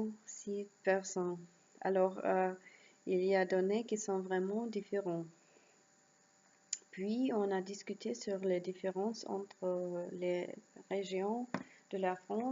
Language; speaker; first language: French; non-native, learner; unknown